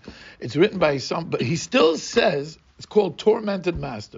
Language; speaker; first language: English; non-native, fluent; Portuguese